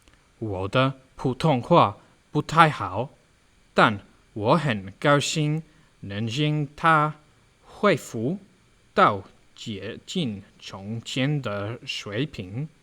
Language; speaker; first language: Chinese; non-native, learner; English